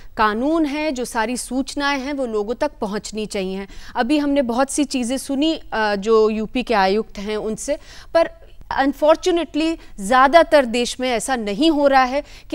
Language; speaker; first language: Hindi; native; Hindi